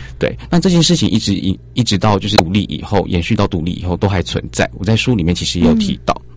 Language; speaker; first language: Chinese; native; Chinese